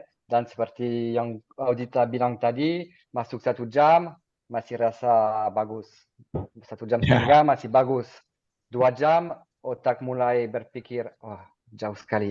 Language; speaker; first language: Indonesian; non-native, fluent; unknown